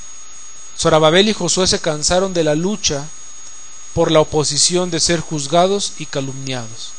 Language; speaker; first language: Spanish; native; Spanish